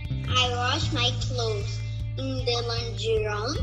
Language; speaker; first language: English; non-native, learner; Portuguese